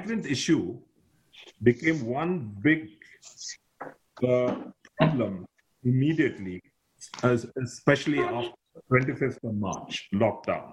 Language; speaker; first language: English; non-native, local second language; Nepali